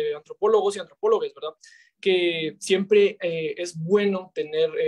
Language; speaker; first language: Spanish; native; Spanish